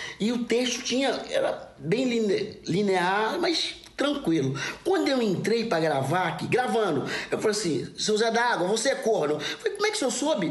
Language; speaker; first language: Portuguese; native; Portuguese